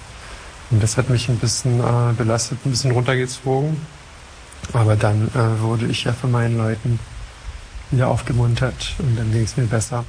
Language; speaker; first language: German; non-native, fluent; French